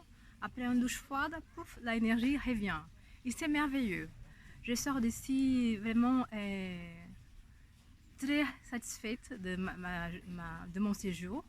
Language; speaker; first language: French; non-native, fluent; Portuguese